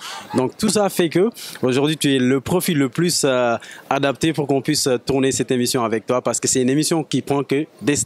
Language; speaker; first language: French; non-native, local second language; Wolof